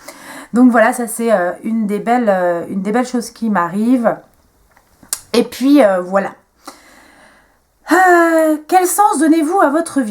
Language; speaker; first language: French; native; French